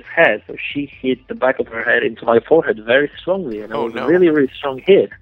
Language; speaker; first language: English; non-native, fluent; Polish